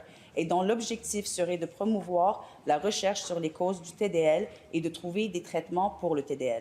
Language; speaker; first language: French; native; French